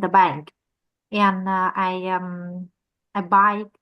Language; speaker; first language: English; non-native, learner; Vietnamese